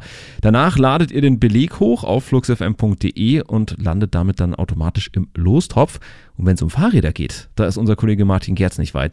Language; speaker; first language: German; native; German